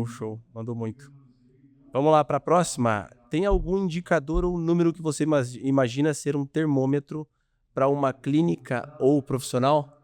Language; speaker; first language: Portuguese; native; Portuguese